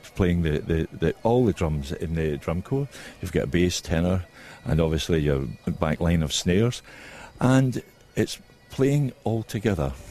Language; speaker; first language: English; native; English